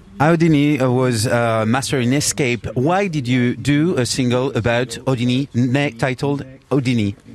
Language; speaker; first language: English; non-native, fluent; French